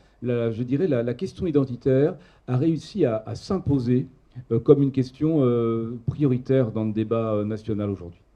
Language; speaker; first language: French; native; French